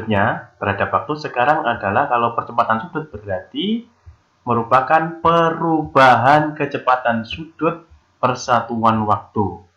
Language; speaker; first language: Indonesian; native; Indonesian